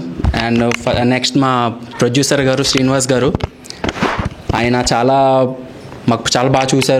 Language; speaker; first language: Telugu; native; Telugu